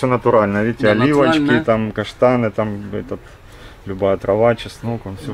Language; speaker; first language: Russian; native; Russian